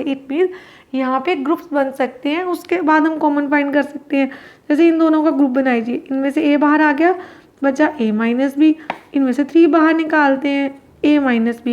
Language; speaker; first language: Hindi; native; Hindi